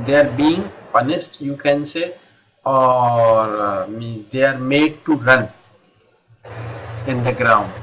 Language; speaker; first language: English; non-native, local second language; Hindi